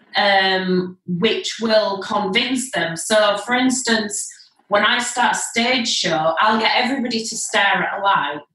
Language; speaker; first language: English; native; English